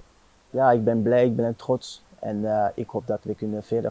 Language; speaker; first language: Dutch; non-native, fluent; French